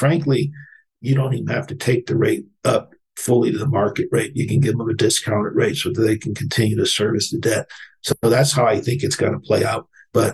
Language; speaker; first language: English; native; English